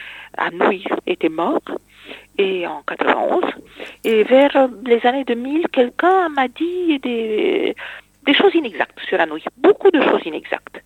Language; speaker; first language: French; non-native, fluent; Romanian